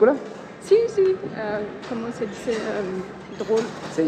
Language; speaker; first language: Spanish; non-native, learner; French